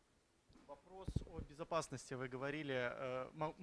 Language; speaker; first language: Russian; native; Russian